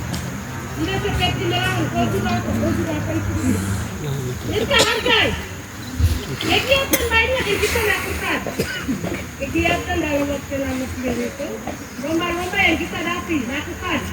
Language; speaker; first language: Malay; non-native, local second language; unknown